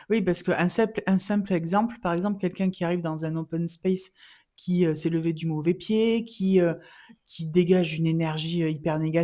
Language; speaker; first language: French; native; French